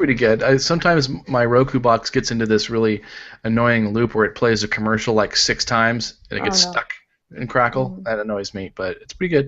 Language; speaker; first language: English; native; English